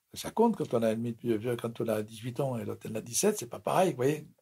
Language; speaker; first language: French; native; French